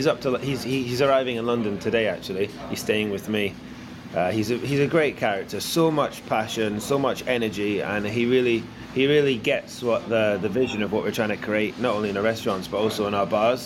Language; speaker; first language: English; native; English